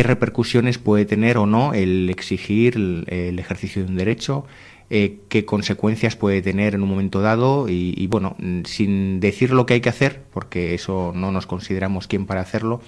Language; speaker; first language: Spanish; native; Spanish